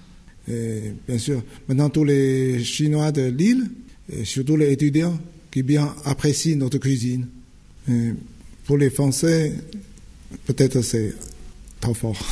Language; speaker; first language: French; non-native, fluent; Chinese